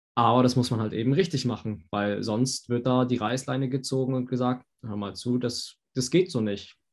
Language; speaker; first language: German; native; German